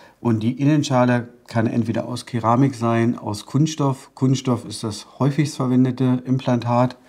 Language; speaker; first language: German; native; German